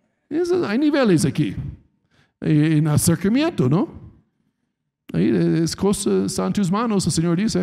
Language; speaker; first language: Spanish; non-native, fluent; English